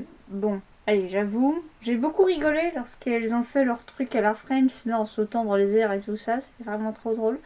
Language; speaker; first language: French; native; French